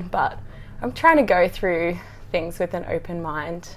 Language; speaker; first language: English; native; English